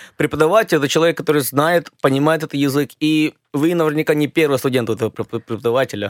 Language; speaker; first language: Russian; early bilingual, other home language; English